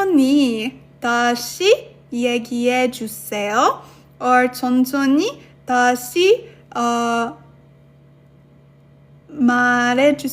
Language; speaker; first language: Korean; non-native, learner; French